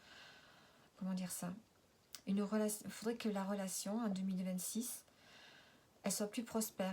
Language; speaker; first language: French; native; French